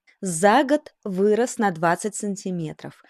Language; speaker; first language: Russian; non-native, fluent; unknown